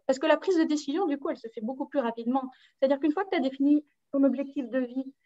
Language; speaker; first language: French; native; French